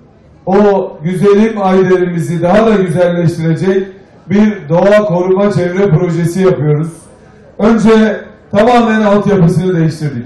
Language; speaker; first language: Turkish; native; Turkish